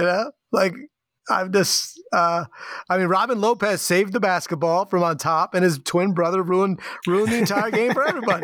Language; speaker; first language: English; native; English